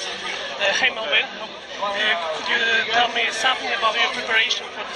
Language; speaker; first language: English; non-native, learner; Polish